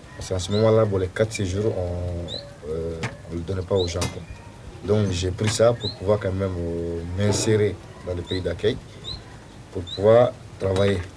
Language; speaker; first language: French; non-native, local second language; Soninke